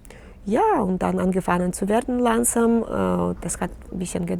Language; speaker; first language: German; non-native, learner; Russian